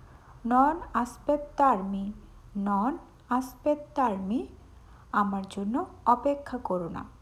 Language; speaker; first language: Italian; non-native, fluent; Bangla